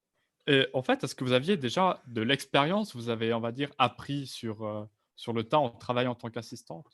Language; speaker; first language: French; native; French